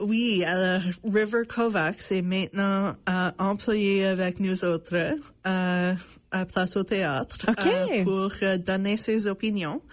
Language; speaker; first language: French; non-native, local second language; English